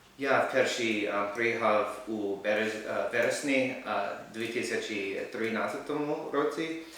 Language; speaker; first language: Ukrainian; non-native, learner; English